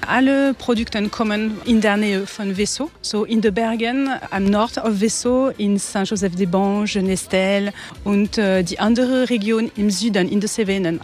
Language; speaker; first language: German; non-native, learner; French